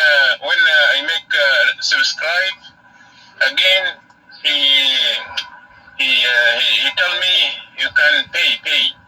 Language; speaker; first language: English; non-native, learner; Arabic